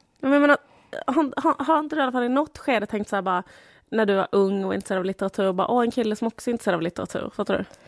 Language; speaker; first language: Swedish; native; Swedish